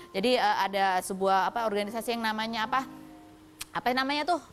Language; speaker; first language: Indonesian; native; Indonesian